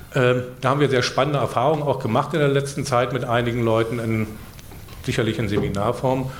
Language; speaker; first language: German; native; German